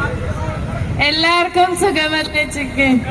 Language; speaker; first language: Malayalam; non-native, learner; Hindi